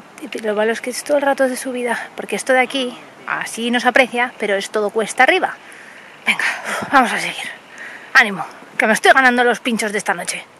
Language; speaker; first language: Spanish; native; Spanish